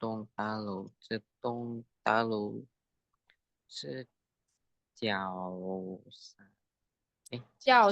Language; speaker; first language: Chinese; non-native, learner; Indonesian